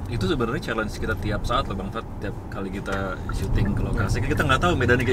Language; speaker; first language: Indonesian; native; Indonesian